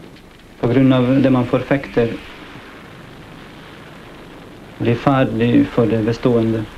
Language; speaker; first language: Norwegian; non-native, fluent; Hungarian